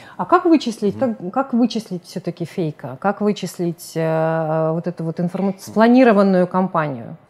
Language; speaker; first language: Russian; native; Russian